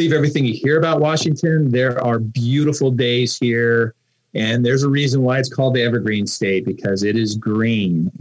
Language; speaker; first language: English; native; English